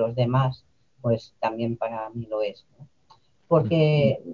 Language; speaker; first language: Spanish; native; Spanish